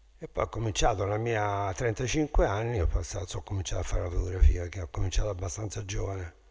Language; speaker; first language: Italian; native; Italian